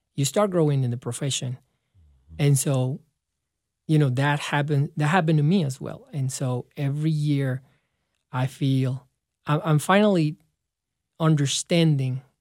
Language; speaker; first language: English; non-native, fluent; Spanish